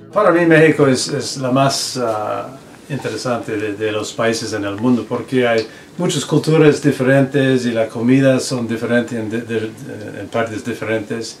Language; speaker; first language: Spanish; non-native, learner; English